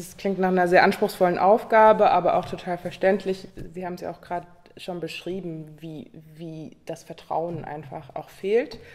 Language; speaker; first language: German; native; German